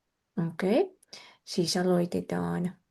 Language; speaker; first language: Finnish; non-native, fluent; Russian